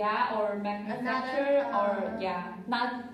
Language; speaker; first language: English; non-native, learner; Chinese